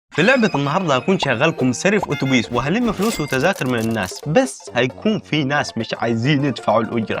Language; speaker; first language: Arabic; native; Arabic